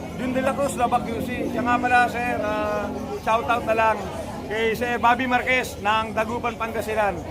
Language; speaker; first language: Filipino; non-native, local second language; Pangasinan